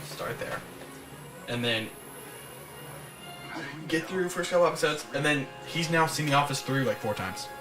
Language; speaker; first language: English; native; English